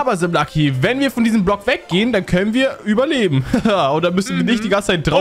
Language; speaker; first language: German; native; German